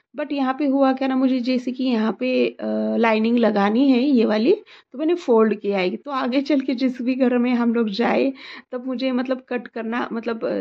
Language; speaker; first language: Hindi; non-native, local second language; Marathi